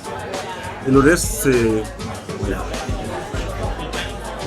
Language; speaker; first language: French; non-native, learner; Bangla